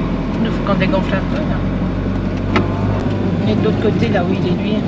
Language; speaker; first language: French; native; French